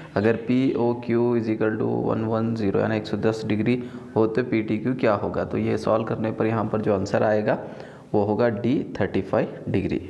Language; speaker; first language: Hindi; non-native, local second language; Urdu